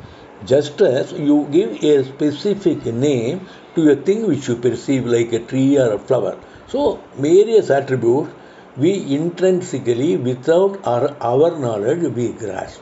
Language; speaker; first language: English; non-native, local second language; Tamil